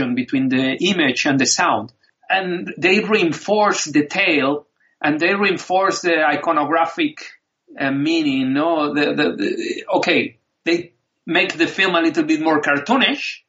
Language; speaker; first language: English; non-native, fluent; Spanish